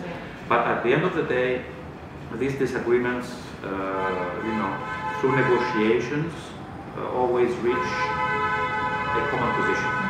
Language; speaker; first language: English; non-native, fluent; Greek